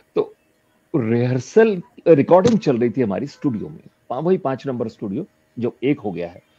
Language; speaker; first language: Hindi; native; Hindi